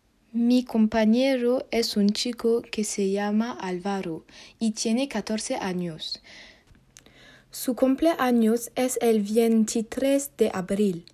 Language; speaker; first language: Spanish; non-native, learner; French